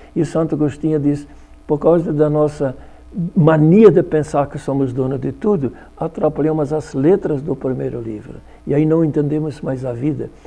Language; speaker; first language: Portuguese; non-native, fluent; Dutch